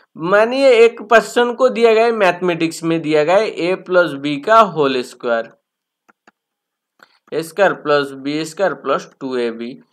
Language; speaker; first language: Hindi; non-native, local second language; Bangla